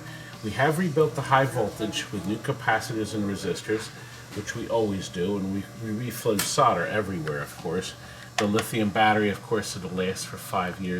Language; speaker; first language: English; native; English